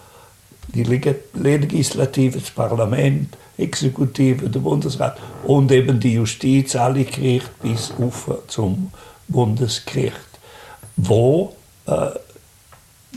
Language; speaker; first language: German; native; German